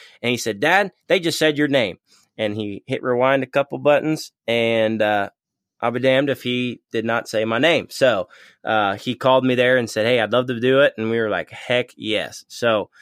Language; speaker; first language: English; native; English